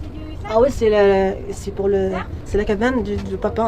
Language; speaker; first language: French; non-native, learner; Arabic